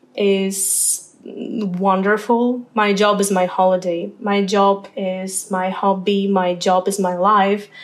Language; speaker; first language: English; non-native, fluent; Ukrainian